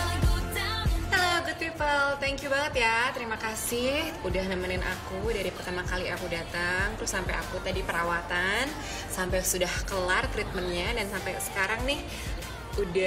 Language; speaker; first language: Indonesian; native; Indonesian